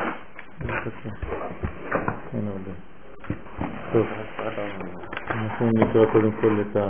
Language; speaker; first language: Hebrew; non-native, fluent; French